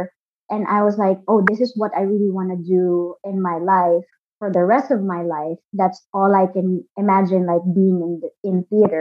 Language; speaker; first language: English; non-native, local second language; Filipino